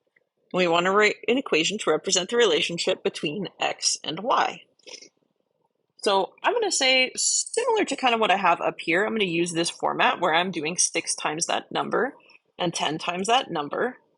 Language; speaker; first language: English; native; English